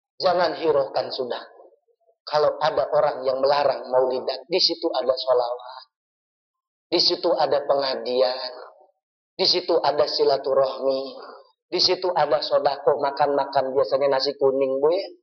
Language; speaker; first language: Indonesian; non-native, local second language; Javanese